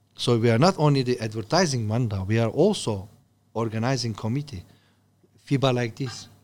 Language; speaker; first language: English; non-native, learner; Turkish